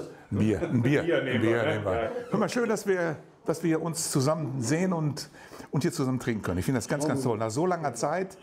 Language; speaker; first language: German; native; German